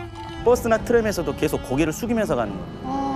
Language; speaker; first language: Korean; native; Korean